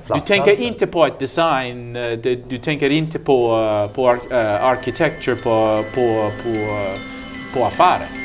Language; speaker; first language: Swedish; non-native, learner; English